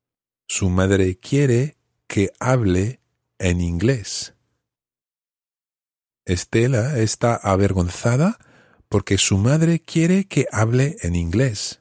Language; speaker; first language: Spanish; non-native, fluent; English